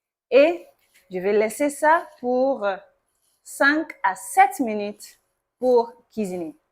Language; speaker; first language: French; non-native, local second language; Yoruba